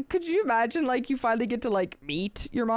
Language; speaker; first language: English; native; English